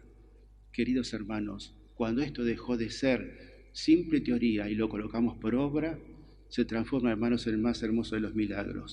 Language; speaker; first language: Spanish; native; Spanish